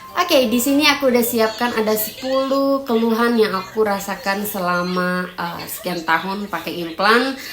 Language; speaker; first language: Indonesian; native; Indonesian